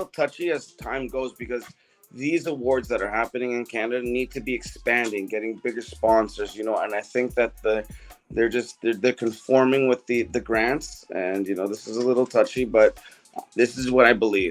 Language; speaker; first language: English; native; English